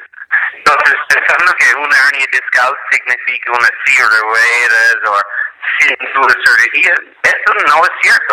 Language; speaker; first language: Spanish; non-native, fluent; English